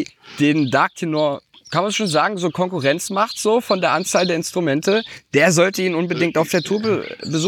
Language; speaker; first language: German; native; German